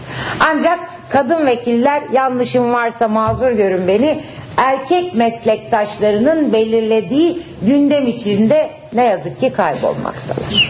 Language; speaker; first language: Turkish; native; Turkish